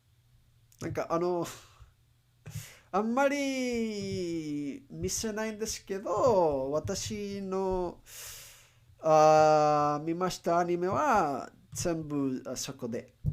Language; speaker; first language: Japanese; non-native, learner; English